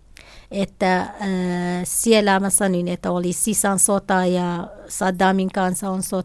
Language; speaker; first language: Finnish; non-native, learner; Kurdish